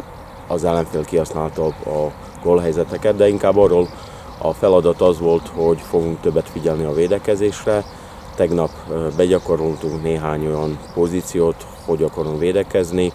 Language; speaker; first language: Hungarian; non-native, fluent; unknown